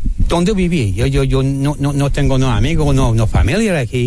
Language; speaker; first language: Spanish; non-native, learner; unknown